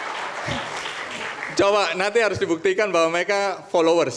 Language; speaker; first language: Indonesian; native; Indonesian